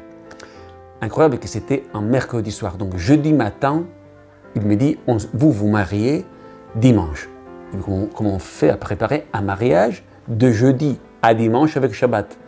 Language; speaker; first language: French; non-native, learner; Italian